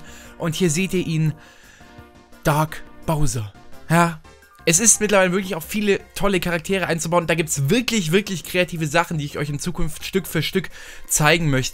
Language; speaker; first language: German; native; German